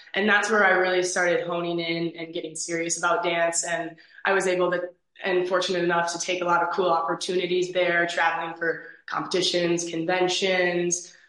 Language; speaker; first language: English; native; English